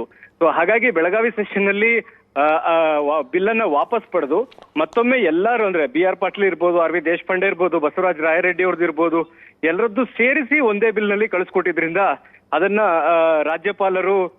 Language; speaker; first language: Kannada; native; Kannada